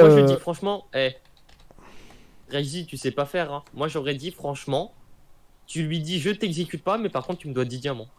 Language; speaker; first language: French; native; French